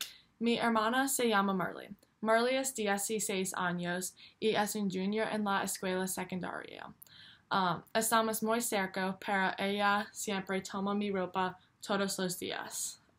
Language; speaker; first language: Spanish; non-native, learner; English